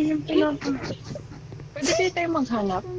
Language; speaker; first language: Filipino; native; Filipino